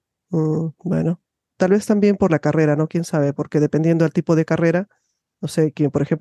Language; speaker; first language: Spanish; native; Spanish